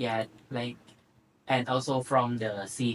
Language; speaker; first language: English; non-native, learner; Thai